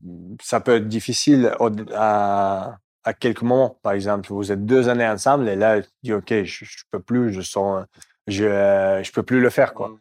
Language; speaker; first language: French; non-native, fluent; Russian